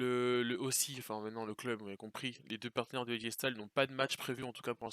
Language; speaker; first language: French; native; French